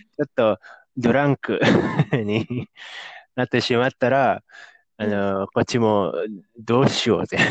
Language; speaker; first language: Japanese; non-native, fluent; Indonesian